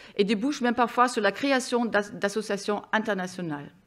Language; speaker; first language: French; non-native, fluent; German